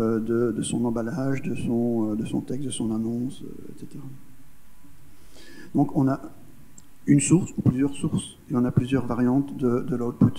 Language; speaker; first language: French; native; French